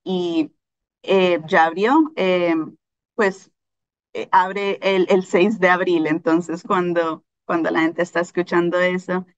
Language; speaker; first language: Spanish; early bilingual, heritage; Spanish